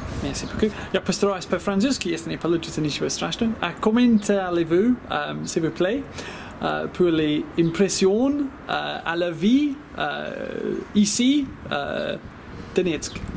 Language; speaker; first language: French; non-native, learner; Russian